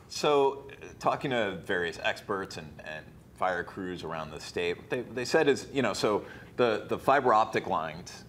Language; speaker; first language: English; native; English